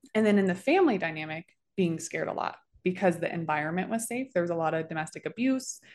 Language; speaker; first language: English; native; English